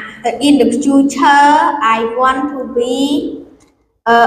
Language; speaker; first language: English; non-native, learner; Khmer